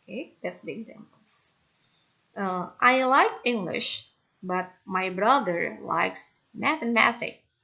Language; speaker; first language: English; non-native, fluent; Indonesian